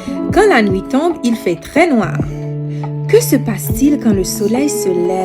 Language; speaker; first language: French; non-native, local second language; Haitian Creole